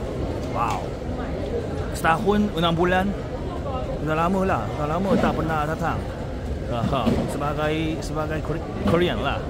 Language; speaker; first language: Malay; non-native, fluent; Korean